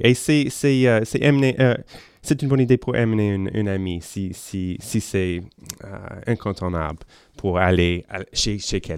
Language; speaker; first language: French; non-native, local second language; English